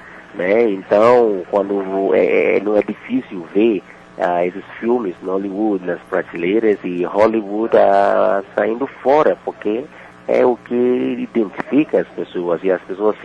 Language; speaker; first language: Portuguese; non-native, fluent; Yoruba